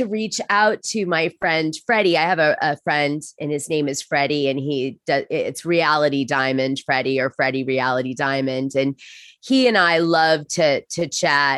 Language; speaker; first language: English; native; English